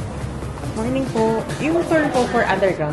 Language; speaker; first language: Filipino; native; Filipino